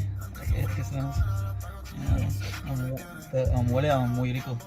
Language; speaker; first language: Spanish; early bilingual, heritage; English